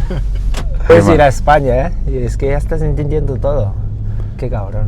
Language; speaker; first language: Spanish; early bilingual, other home language; Mongolian